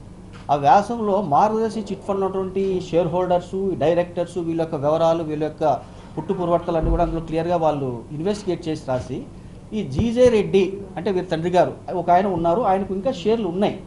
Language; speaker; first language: Telugu; native; Telugu